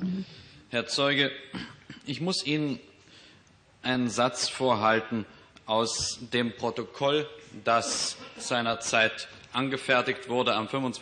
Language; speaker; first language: German; native; German